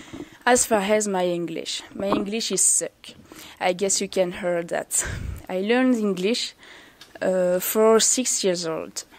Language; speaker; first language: English; non-native, learner; French